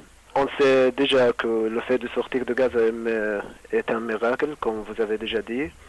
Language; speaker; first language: French; non-native, learner; Arabic